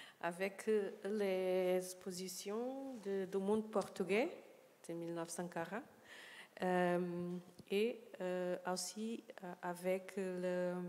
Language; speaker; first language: French; non-native, learner; Portuguese